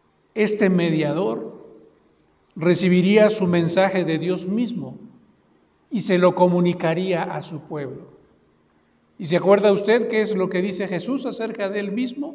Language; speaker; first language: Spanish; native; Spanish